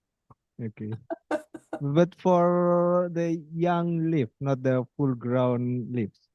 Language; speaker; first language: English; non-native, fluent; Indonesian